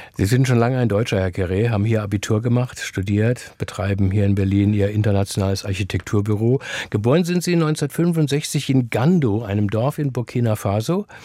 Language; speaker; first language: German; native; German